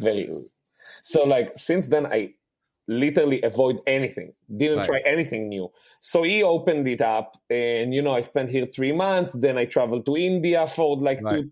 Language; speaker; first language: English; non-native, fluent; Hebrew